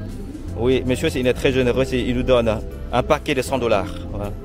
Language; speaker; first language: French; non-native, fluent; Vietnamese